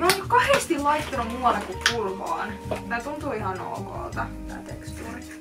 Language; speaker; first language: Finnish; native; Finnish